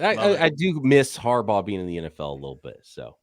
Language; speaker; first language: English; native; English